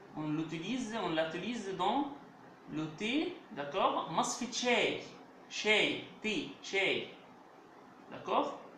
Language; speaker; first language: French; non-native, fluent; Arabic